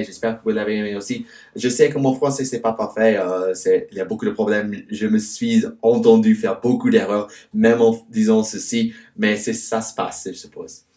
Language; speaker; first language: French; non-native, fluent; English